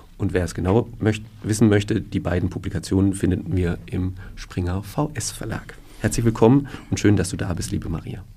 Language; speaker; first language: German; native; German